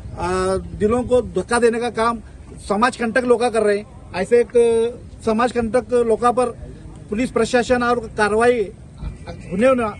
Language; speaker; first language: Hindi; native; Hindi